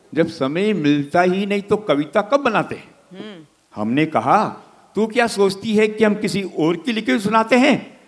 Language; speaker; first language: Hindi; native; Hindi